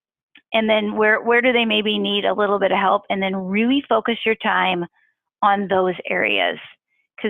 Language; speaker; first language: English; native; English